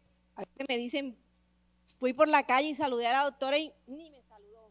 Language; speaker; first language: Spanish; native; Spanish